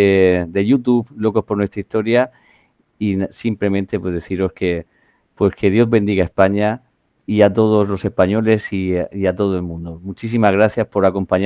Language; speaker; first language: Spanish; native; Spanish